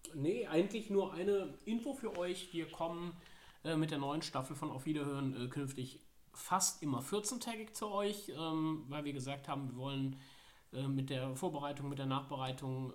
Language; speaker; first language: German; native; German